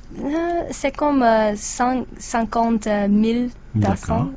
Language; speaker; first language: French; non-native, learner; English